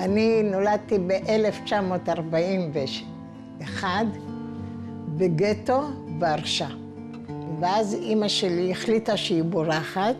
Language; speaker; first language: Hebrew; early bilingual, other home language; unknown